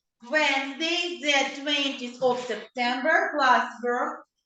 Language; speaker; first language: English; non-native, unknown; Ukrainian